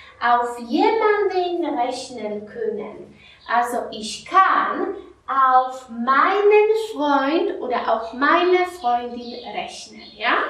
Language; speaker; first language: German; non-native, fluent; Polish